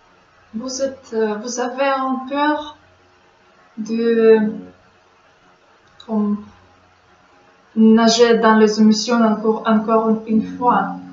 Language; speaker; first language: French; non-native, learner; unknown